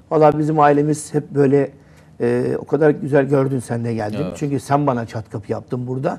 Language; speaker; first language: Turkish; native; Turkish